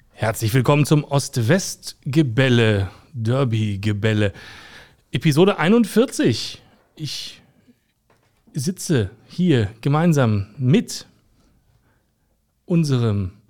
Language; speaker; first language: German; native; German